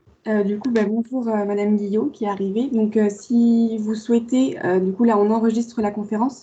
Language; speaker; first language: French; native; French